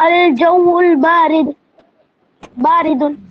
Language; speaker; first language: Arabic; non-native, learner; Urdu